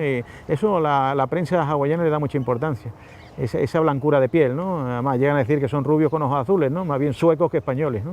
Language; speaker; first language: Spanish; native; Spanish